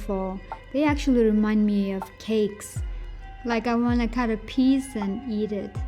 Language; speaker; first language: English; non-native, fluent; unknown